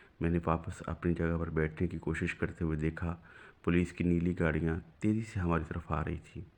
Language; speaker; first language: Urdu; non-native, local second language; Punjabi